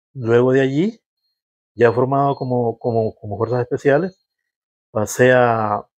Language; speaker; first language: Spanish; native; Spanish